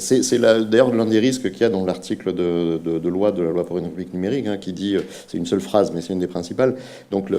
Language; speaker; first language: French; native; French